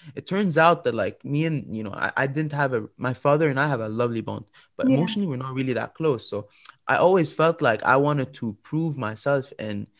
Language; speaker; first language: English; non-native, fluent; Arabic